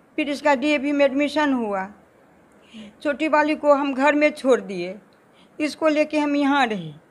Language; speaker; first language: Hindi; native; Hindi